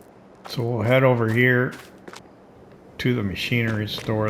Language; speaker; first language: English; native; English